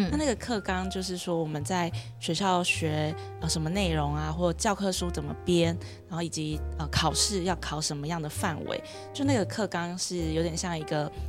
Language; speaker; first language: Chinese; early bilingual, other home language; Vietnamese